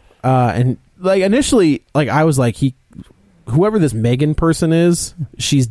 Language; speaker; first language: English; native; English